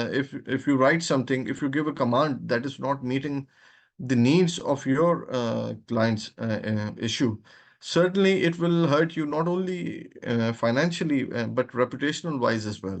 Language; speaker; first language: English; non-native, local second language; Urdu